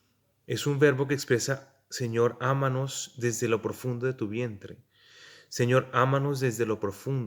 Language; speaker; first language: Spanish; native; Spanish